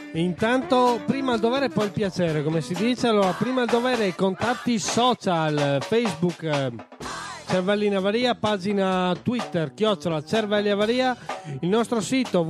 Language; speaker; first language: Italian; native; Italian